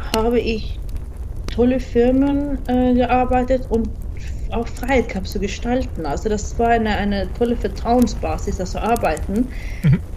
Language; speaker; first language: German; non-native, fluent; Norwegian